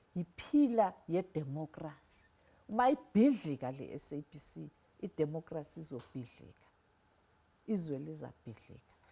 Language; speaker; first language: Zulu; non-native, local second language; Southern Sotho